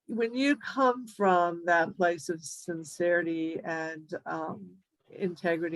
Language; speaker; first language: English; native; English